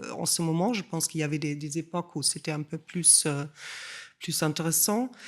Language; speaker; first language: French; non-native, fluent; German